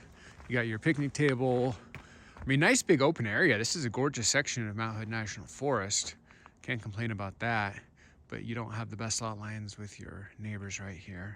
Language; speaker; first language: English; native; English